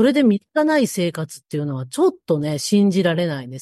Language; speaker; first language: Japanese; native; Japanese